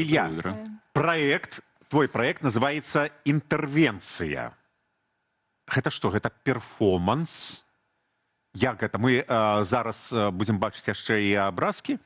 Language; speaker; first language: Belarusian; native; Belarusian